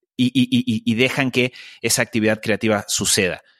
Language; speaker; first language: Spanish; native; Spanish